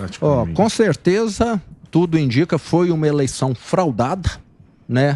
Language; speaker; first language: Portuguese; native; Portuguese